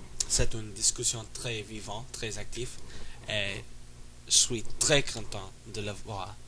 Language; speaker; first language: French; non-native, learner; English